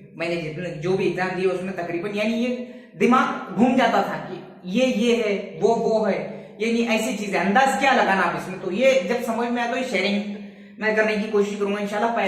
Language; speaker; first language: Hindi; native; Hindi